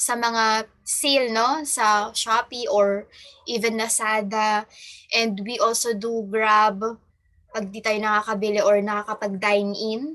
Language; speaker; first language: Filipino; native; Filipino